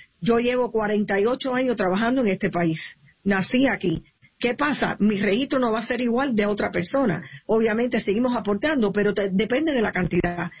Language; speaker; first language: Spanish; early bilingual, heritage; Spanish